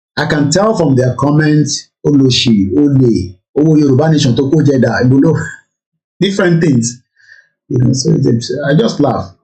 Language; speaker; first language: English; non-native, local second language; Yoruba